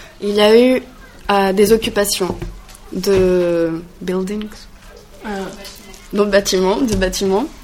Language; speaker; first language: French; non-native, learner; Greek